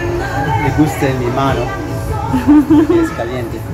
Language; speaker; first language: Spanish; non-native, learner; English